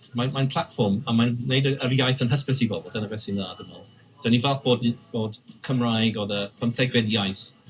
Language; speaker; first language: Welsh; non-native, local second language; English